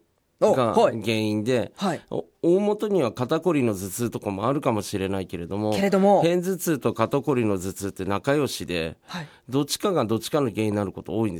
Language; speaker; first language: Japanese; native; Japanese